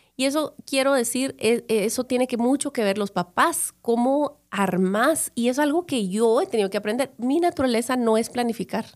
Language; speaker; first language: Spanish; native; Spanish